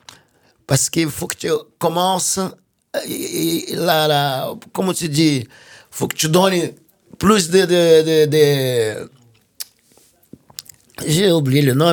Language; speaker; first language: French; non-native, fluent; Portuguese